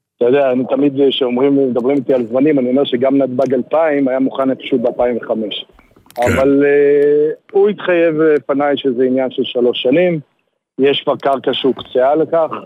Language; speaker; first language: Hebrew; native; Hebrew